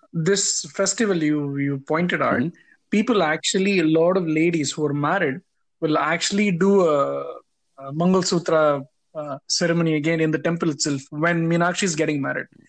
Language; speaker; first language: English; non-native, local second language; Tamil